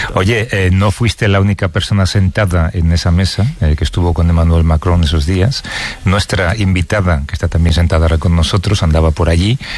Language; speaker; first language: Spanish; native; Spanish